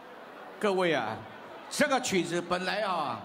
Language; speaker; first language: Chinese; early bilingual, heritage; Chinese